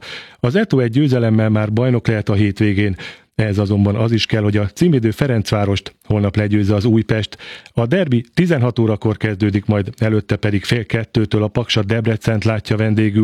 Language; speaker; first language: Hungarian; native; Hungarian